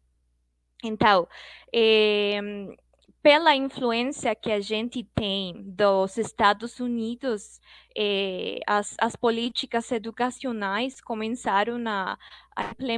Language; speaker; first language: Portuguese; non-native, fluent; Spanish